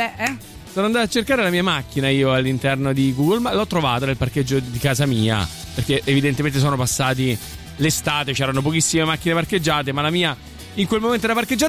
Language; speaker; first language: Italian; native; Italian